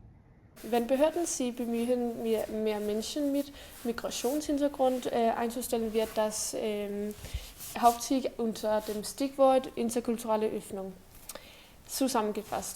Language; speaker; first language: German; non-native, learner; Danish